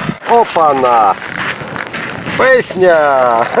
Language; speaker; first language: Russian; native; Russian